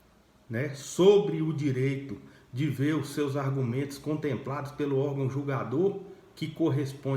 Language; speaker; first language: Portuguese; native; Portuguese